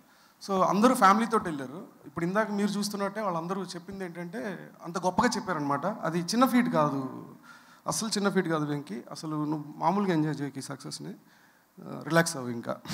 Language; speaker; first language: Telugu; native; Telugu